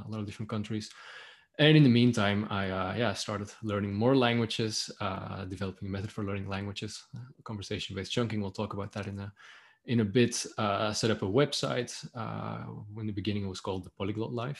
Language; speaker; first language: English; non-native, fluent; Dutch